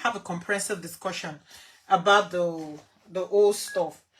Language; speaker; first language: English; non-native, local second language; Yoruba